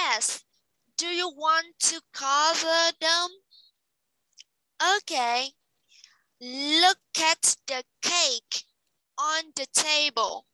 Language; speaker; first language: English; non-native, fluent; Vietnamese